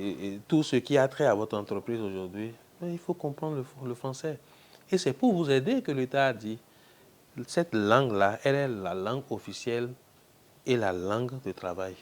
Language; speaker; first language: French; non-native, local second language; Fon